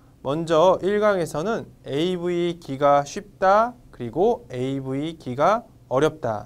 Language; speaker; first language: Korean; non-native, fluent; Vietnamese